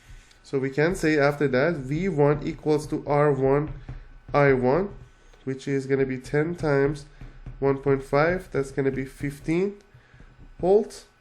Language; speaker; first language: English; non-native, fluent; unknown